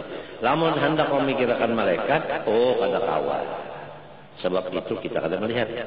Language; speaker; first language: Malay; non-native, local second language; Banjar